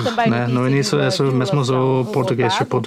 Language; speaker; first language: Portuguese; non-native, fluent; Spanish